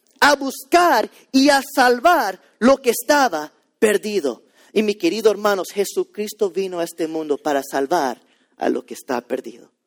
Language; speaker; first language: Spanish; early bilingual, heritage; Spanish